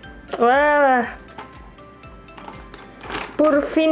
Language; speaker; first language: French; non-native, learner; Indonesian